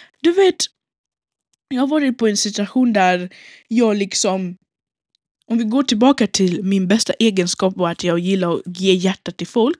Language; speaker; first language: Swedish; non-native, local second language; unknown